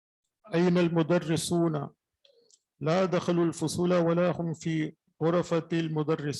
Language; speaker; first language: Arabic; non-native, learner; Urdu